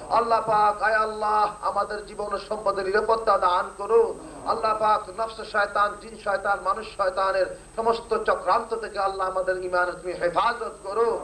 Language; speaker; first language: Bangla; non-native, fluent; Urdu